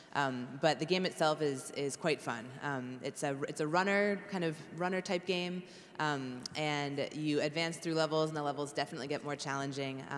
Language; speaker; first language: English; native; English